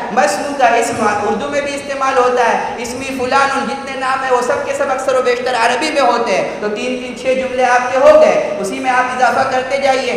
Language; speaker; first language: Urdu; native; Urdu